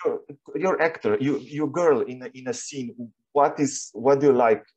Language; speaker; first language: English; non-native, fluent; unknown